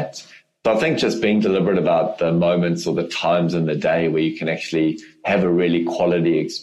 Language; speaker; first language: English; native; English